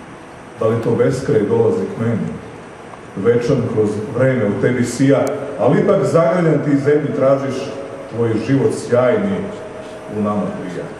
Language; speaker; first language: Serbian; native; Serbian